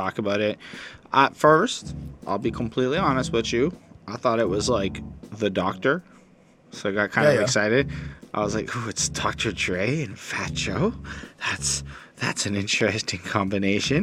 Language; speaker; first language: English; native; English